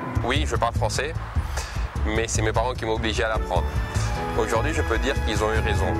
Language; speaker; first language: French; non-native, fluent; Greek